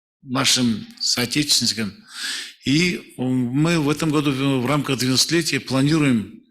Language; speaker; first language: Russian; non-native, local second language; Kazakh